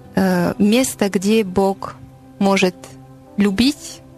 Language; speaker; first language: Russian; non-native, learner; French